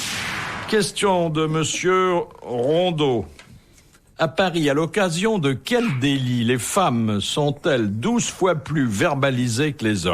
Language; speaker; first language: French; native; French